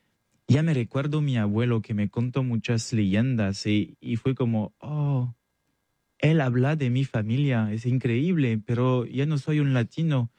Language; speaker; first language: Spanish; non-native, learner; French